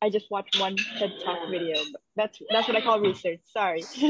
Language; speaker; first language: English; early bilingual, other home language; Indonesian